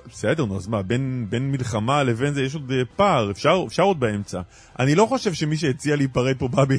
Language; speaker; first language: Hebrew; native; Hebrew